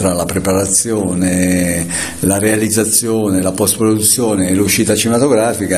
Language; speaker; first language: Italian; native; Italian